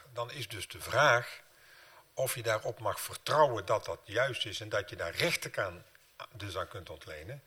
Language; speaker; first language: Dutch; native; Dutch